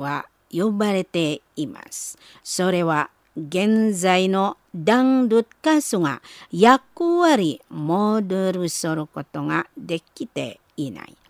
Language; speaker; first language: Japanese; non-native, learner; Indonesian